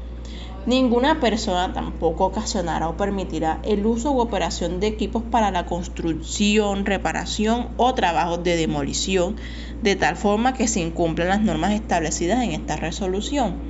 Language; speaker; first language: Spanish; native; Spanish